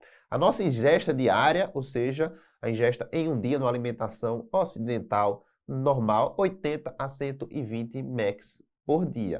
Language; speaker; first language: Portuguese; native; Portuguese